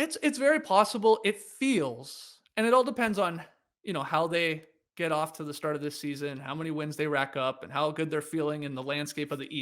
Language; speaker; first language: English; native; English